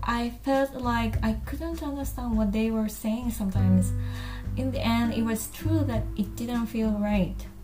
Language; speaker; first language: English; non-native, fluent; Japanese